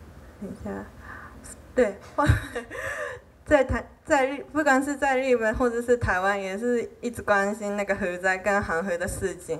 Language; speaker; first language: Chinese; non-native, fluent; Japanese